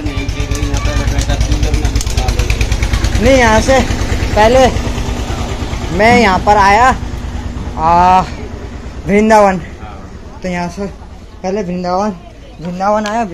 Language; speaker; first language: Hindi; non-native, local second language; Nepali